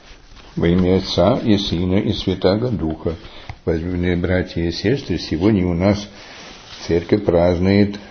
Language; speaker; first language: Russian; early bilingual, heritage; Russian